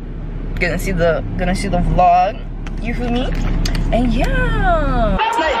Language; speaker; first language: English; native; English